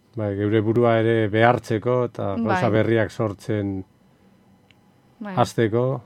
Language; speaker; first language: Basque; native; Basque